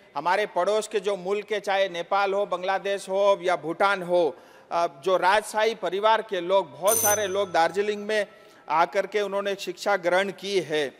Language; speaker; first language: Hindi; non-native, local second language; Nepali